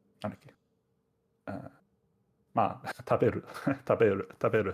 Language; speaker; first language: Japanese; non-native, fluent; Danish